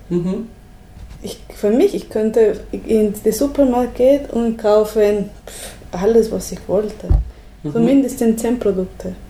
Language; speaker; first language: German; non-native, learner; Spanish